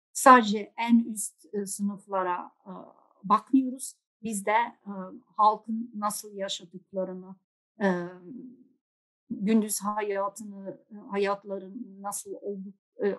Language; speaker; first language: Turkish; non-native, fluent; Dutch